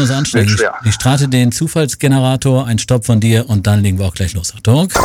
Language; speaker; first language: German; native; German